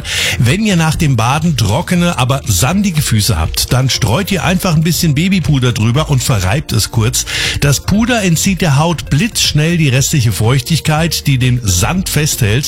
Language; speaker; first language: German; native; German